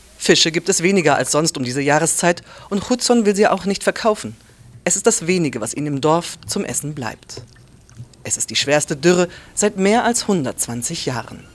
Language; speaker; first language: German; native; German